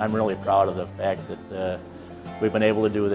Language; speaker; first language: English; native; English